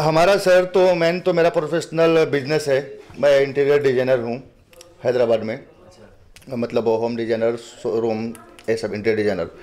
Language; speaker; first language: Hindi; native; Hindi